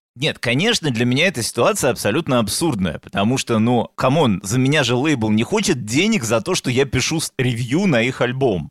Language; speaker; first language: Russian; native; Russian